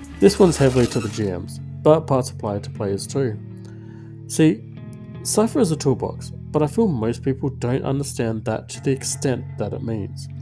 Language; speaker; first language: English; native; English